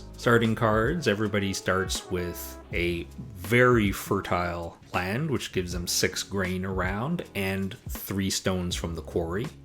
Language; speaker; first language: English; native; English